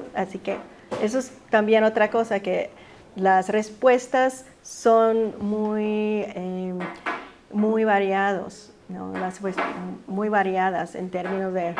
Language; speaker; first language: Spanish; early bilingual, heritage; Spanish